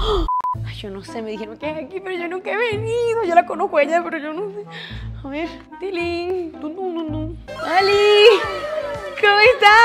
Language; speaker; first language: Spanish; native; Spanish